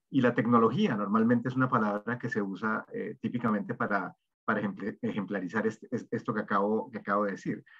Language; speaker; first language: Spanish; native; Spanish